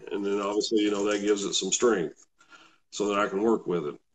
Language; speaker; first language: English; native; English